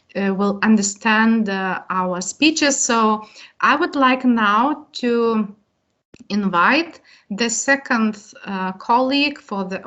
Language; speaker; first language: English; non-native, fluent; Lithuanian